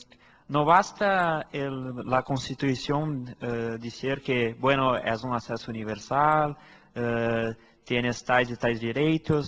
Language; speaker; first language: Spanish; non-native, fluent; Portuguese